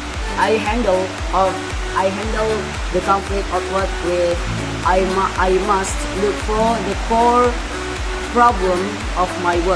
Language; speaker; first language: English; non-native, learner; Indonesian